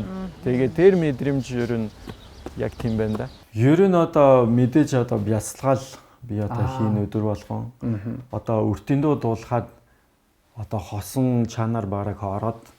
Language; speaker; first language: Mongolian; non-native, fluent; French